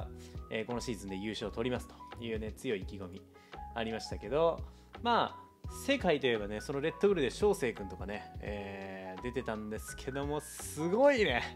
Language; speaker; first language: Japanese; native; Japanese